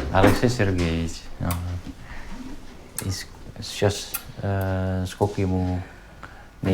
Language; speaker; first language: Russian; non-native, fluent; Dutch